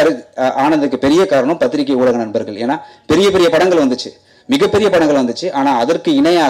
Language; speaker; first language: Tamil; native; Tamil